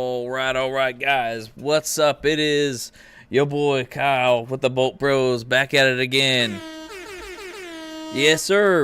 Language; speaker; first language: English; native; English